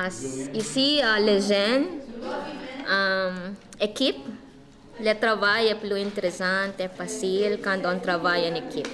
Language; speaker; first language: French; non-native, learner; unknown